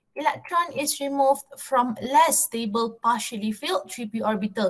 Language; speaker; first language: English; non-native, local second language; Malay